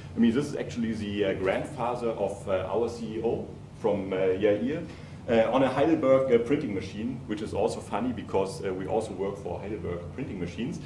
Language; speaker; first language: English; non-native, fluent; German